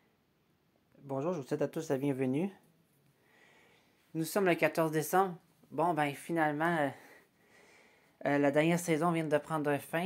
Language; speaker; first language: French; native; French